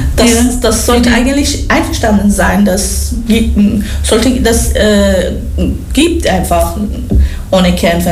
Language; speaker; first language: German; non-native, learner; Persian